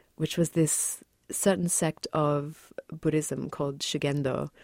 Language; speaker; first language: English; native; English